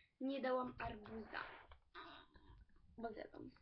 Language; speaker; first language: Polish; early bilingual, heritage; Polish